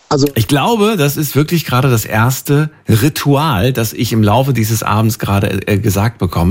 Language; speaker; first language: German; native; German